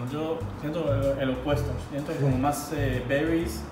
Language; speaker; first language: Spanish; non-native, fluent; Hebrew